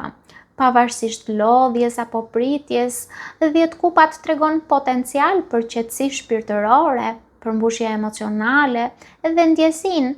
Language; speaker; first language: Albanian; native; Albanian